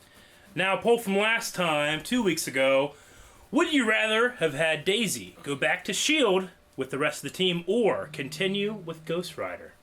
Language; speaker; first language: English; native; English